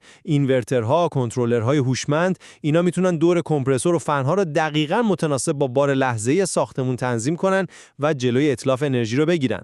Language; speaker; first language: Persian; native; Persian